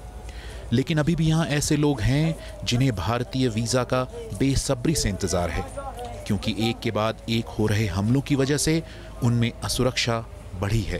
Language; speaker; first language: Hindi; native; Hindi